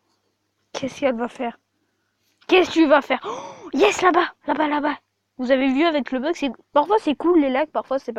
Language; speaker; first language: French; native; French